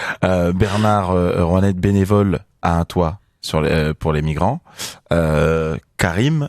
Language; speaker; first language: French; native; French